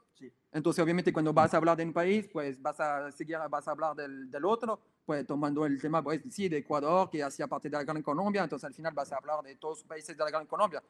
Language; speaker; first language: Spanish; non-native, fluent; French